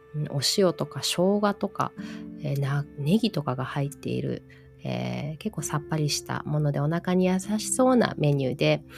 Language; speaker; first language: Japanese; early bilingual, heritage; Japanese